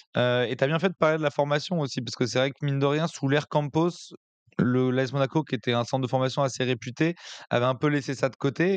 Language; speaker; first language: French; native; French